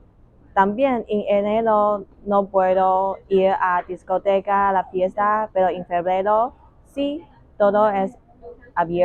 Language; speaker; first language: Spanish; non-native, learner; Chinese